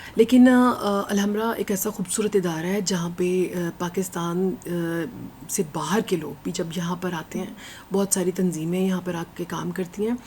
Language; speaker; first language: Urdu; non-native, local second language; Punjabi